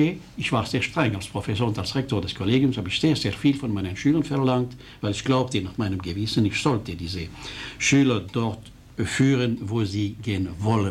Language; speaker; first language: German; non-native, local second language; French